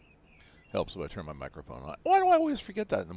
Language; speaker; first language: English; native; English